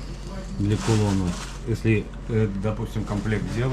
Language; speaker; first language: Russian; native; Russian